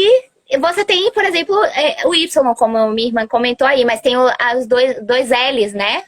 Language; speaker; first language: Portuguese; early bilingual, other home language; Spanish